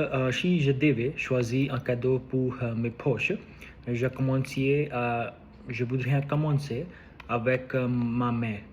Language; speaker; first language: French; non-native, learner; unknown